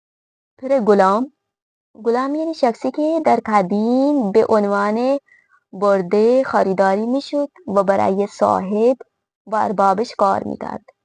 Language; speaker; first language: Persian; non-native, fluent; Urdu